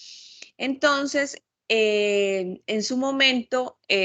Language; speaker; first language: Spanish; native; Spanish